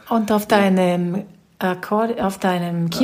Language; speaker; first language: German; native; German